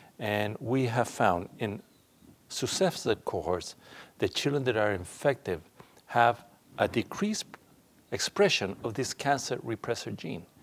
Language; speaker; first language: English; non-native, fluent; Spanish